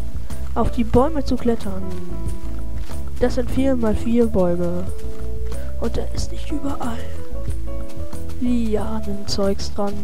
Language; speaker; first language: German; native; German